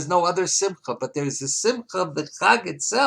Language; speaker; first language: English; native; English